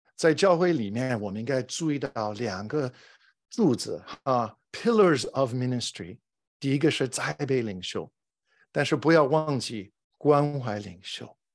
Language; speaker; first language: Chinese; non-native, fluent; English